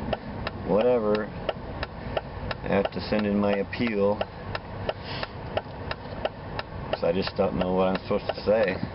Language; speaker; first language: English; native; English